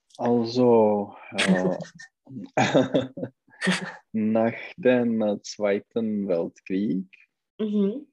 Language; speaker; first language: German; non-native, learner; Czech